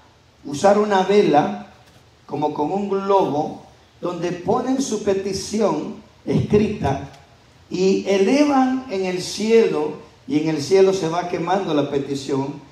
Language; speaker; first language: Spanish; native; Spanish